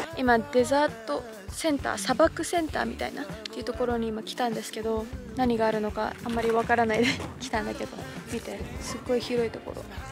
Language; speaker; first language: Japanese; early bilingual, heritage; Japanese